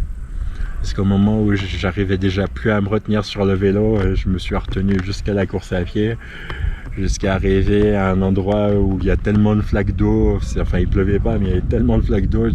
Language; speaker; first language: French; native; French